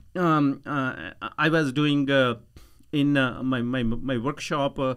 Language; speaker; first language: English; non-native, local second language; Punjabi